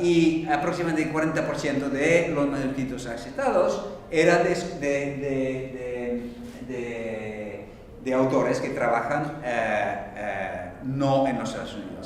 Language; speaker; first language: Spanish; non-native, fluent; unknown